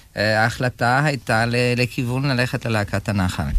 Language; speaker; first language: Hebrew; non-native, fluent; Romanian